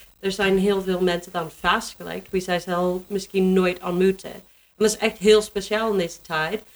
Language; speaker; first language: Dutch; non-native, learner; English